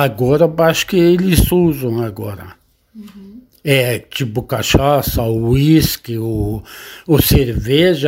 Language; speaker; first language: Portuguese; non-native, learner; Arabic